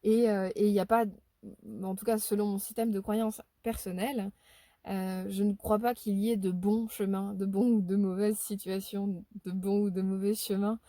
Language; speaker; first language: French; native; French